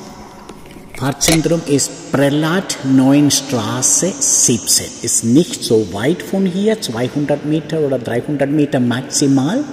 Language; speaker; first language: German; non-native, fluent; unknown